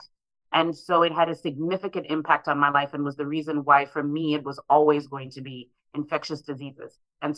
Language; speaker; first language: English; non-native, local second language; Shona